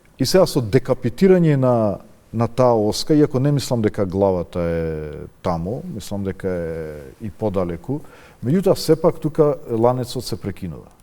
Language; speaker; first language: Macedonian; non-native, local second language; Albanian